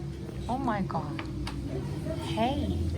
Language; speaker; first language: English; non-native, learner; Korean